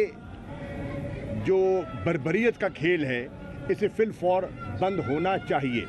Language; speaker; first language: Urdu; non-native, local second language; Saraiki